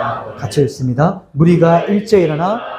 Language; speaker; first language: Korean; native; Korean